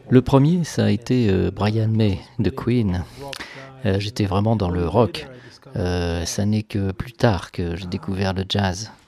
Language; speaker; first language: French; non-native, fluent; Hebrew